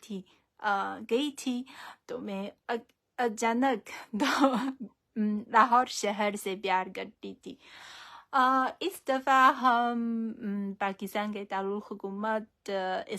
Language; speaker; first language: Urdu; non-native, fluent; Chinese